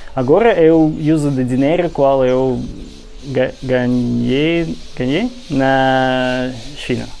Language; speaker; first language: Portuguese; non-native, learner; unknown